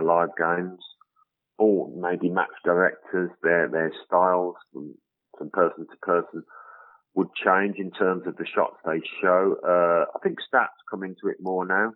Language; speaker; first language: English; native; English